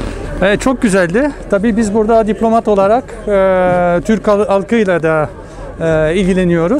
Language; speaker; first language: Turkish; non-native, fluent; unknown